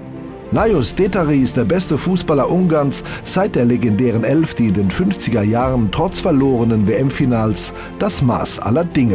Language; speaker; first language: German; native; German